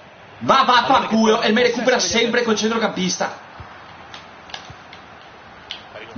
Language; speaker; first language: Italian; native; Italian